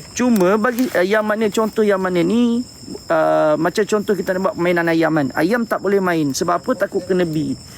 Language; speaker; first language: Malay; native; Malay